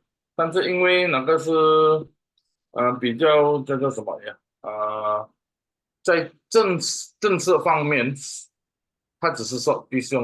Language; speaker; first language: Chinese; non-native, fluent; Indonesian